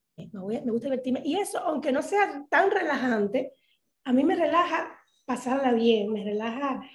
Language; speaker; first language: Spanish; native; Spanish